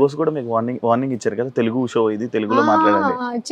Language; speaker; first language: Telugu; native; Telugu